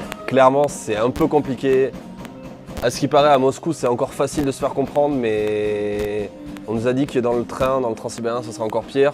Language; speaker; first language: French; native; French